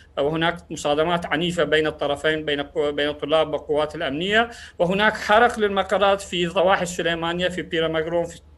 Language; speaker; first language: Arabic; non-native, local second language; Central Kurdish